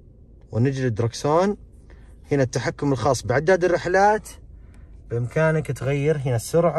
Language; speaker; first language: Arabic; native; Arabic